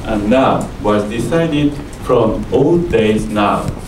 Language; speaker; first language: English; non-native, learner; Japanese